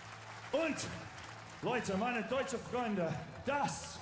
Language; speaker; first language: German; non-native, learner; English